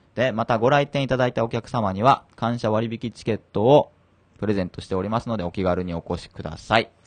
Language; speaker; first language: Japanese; native; Japanese